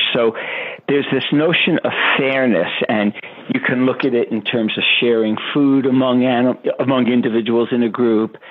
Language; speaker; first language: English; native; English